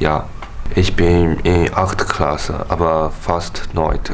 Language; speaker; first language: German; non-native, learner; Chinese